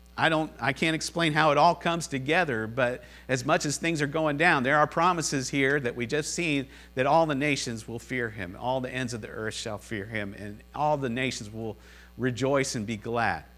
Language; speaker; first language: English; native; English